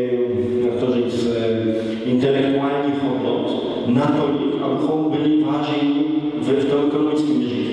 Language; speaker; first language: Czech; non-native, fluent; Polish